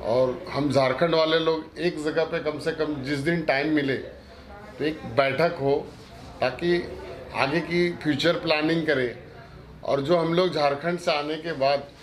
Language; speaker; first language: Hindi; native; Hindi